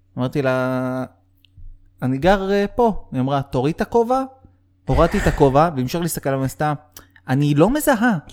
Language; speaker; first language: Hebrew; native; Hebrew